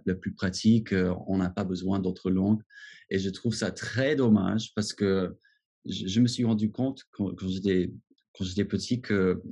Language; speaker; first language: French; non-native, fluent; English